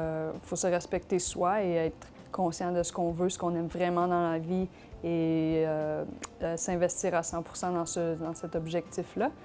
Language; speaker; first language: French; native; French